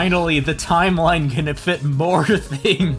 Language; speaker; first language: English; native; English